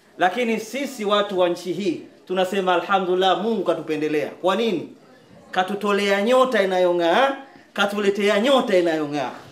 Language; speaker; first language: Swahili; native; Swahili